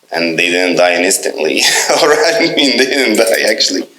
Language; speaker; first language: English; non-native, fluent; Arabic